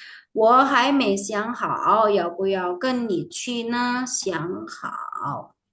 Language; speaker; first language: Chinese; non-native, fluent; Indonesian